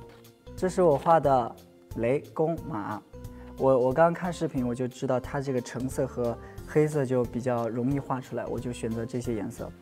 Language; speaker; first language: Chinese; native; Chinese